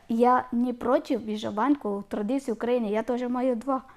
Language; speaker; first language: Ukrainian; non-native, learner; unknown